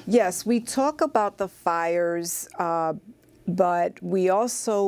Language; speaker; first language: English; native; English